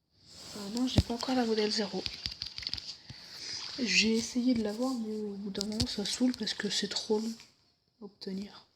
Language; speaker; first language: French; native; French